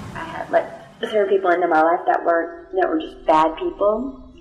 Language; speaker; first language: English; native; English